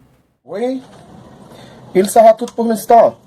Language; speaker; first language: French; non-native, learner; Portuguese